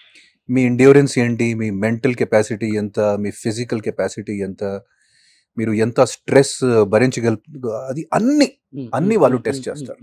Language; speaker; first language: Telugu; non-native, fluent; Hindi